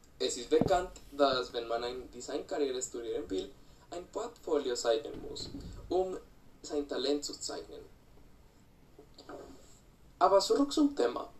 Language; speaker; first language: German; non-native, learner; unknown